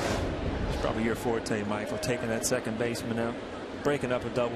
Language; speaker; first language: English; native; English